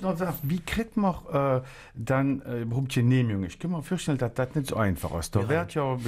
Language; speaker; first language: German; native; German